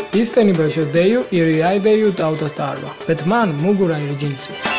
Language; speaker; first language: Latvian; non-native, learner; Georgian